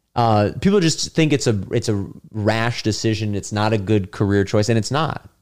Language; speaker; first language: English; native; English